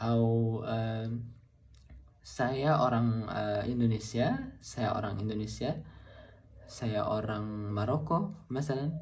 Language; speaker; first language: Indonesian; non-native, fluent; Arabic